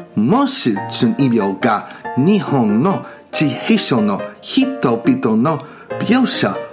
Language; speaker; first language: Japanese; non-native, learner; English